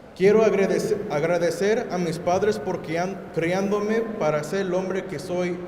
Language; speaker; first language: Spanish; early bilingual, heritage; Spanish